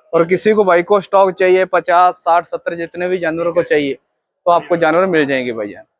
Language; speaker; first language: Hindi; non-native, local second language; Punjabi